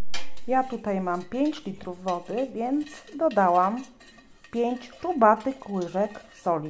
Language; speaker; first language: Polish; native; Polish